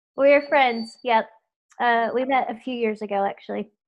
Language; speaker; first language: English; native; English